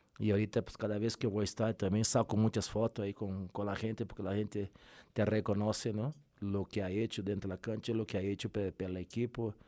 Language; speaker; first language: Spanish; non-native, fluent; Portuguese